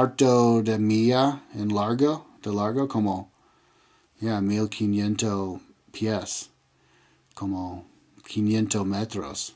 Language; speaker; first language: Spanish; non-native, learner; English